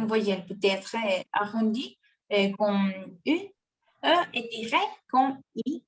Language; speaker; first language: French; non-native, learner; Spanish